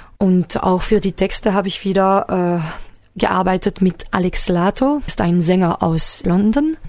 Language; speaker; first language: German; non-native, local second language; French